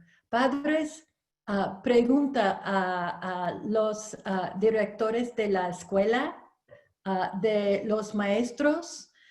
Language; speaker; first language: Spanish; non-native, learner; English